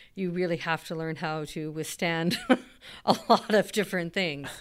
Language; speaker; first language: English; native; English